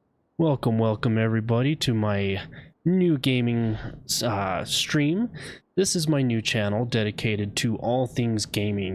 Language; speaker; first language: English; native; English